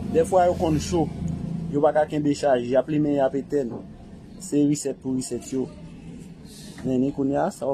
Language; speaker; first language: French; non-native, learner; Haitian Creole